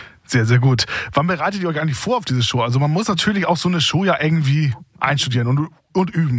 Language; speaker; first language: German; native; German